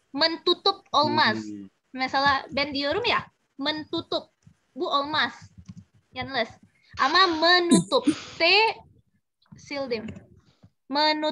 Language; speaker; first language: Turkish; non-native, fluent; Indonesian